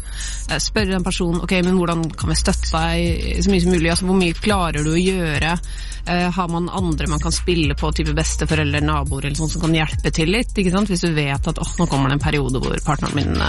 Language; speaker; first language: Norwegian; native; Norwegian